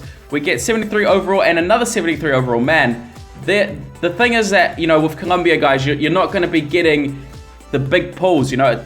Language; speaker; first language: English; native; English